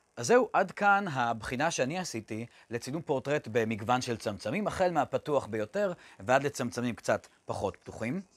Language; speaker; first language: Hebrew; native; Hebrew